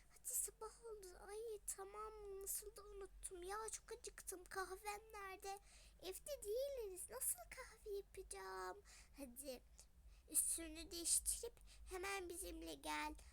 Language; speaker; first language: Turkish; early bilingual, other home language; Arabic